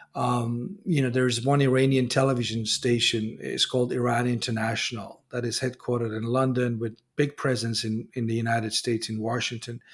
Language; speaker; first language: English; non-native, fluent; Persian